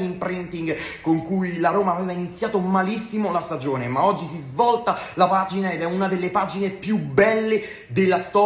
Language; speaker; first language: Italian; native; Italian